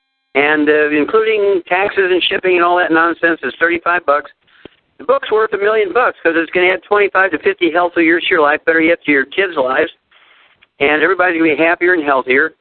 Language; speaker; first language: English; native; English